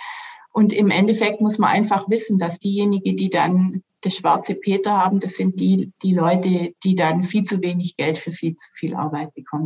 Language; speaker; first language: German; native; German